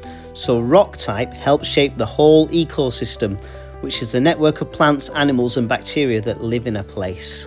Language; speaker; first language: English; native; English